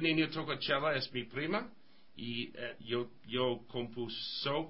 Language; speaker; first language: Spanish; non-native, learner; English